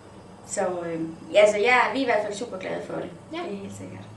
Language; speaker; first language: Danish; native; Danish